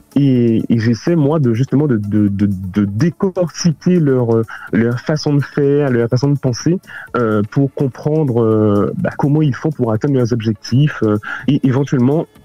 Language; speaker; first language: French; native; French